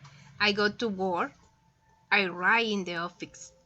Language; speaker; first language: English; non-native, learner; Spanish